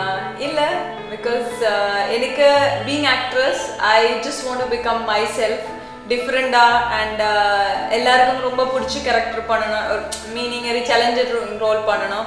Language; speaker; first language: Tamil; non-native, learner; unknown